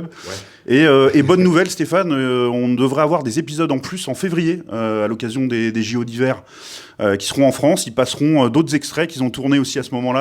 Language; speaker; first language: French; native; French